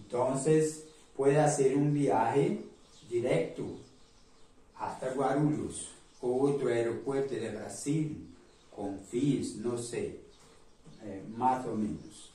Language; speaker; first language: Spanish; non-native, learner; Portuguese